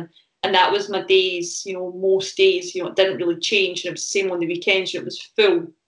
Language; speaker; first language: English; native; English